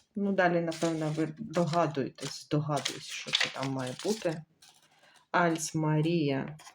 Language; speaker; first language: Ukrainian; native; Ukrainian